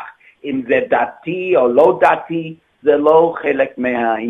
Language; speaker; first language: Hebrew; non-native, fluent; English